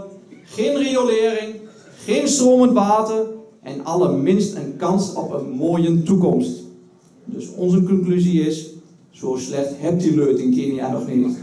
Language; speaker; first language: Dutch; native; Dutch